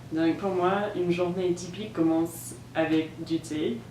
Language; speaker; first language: French; non-native, fluent; English